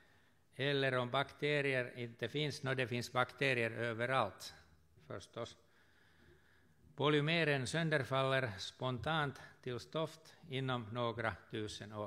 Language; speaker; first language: Swedish; non-native, fluent; Finnish